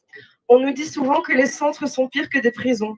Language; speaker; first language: French; native; French